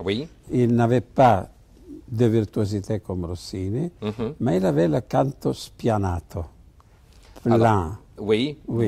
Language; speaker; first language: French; non-native, fluent; Italian